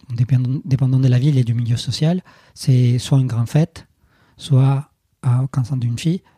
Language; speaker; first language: French; non-native, fluent; Spanish